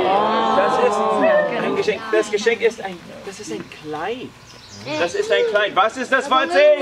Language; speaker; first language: German; non-native, fluent; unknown